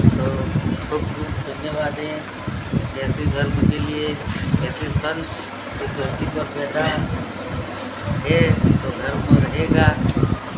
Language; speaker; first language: Hindi; native; Hindi